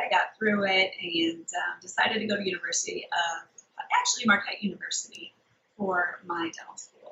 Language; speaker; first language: English; native; English